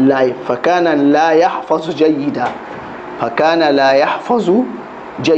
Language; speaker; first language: Arabic; non-native, fluent; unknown